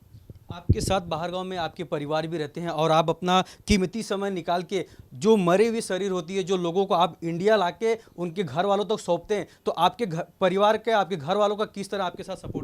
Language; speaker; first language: Hindi; native; Hindi